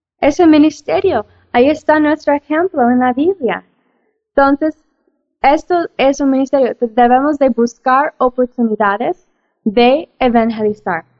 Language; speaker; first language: Spanish; non-native, fluent; English